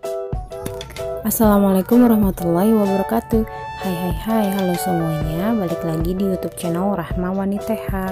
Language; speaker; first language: Indonesian; native; Indonesian